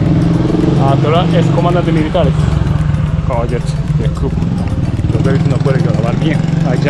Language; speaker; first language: Spanish; non-native, learner; Japanese